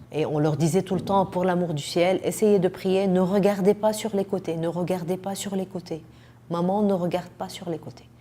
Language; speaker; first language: French; non-native, fluent; Arabic